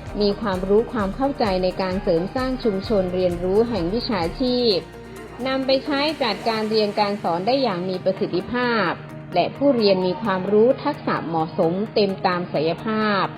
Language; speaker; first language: Thai; native; Thai